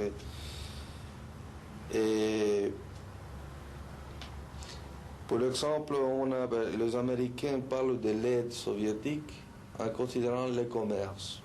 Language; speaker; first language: French; non-native, fluent; Spanish